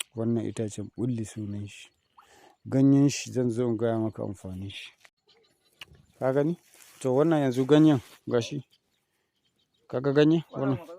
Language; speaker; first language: Hausa; non-native, local second language; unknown